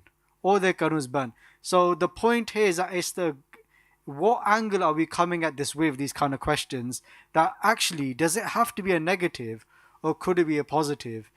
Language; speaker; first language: English; non-native, local second language; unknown